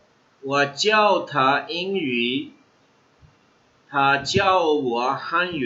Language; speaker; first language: Chinese; non-native, fluent; Urdu